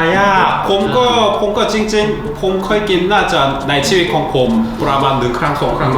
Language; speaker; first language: Thai; non-native, learner; Korean